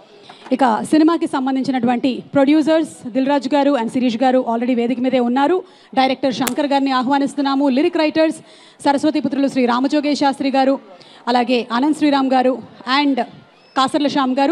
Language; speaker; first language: Telugu; native; Telugu